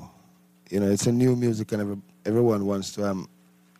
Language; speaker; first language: English; non-native, local second language; Jamaican Creole English